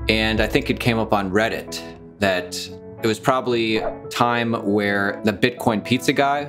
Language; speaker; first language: English; native; English